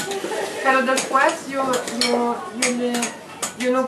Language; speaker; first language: Spanish; non-native, learner; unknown